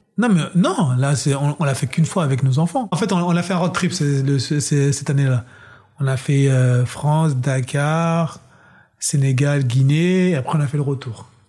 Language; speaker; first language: French; early bilingual, other home language; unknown